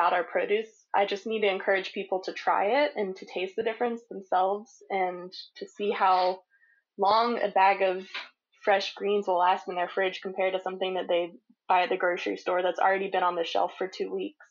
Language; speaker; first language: English; native; English